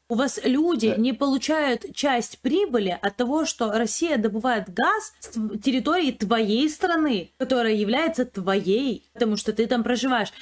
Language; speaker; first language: Russian; native; Russian